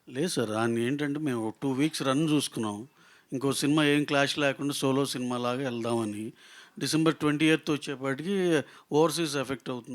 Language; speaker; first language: Telugu; native; Telugu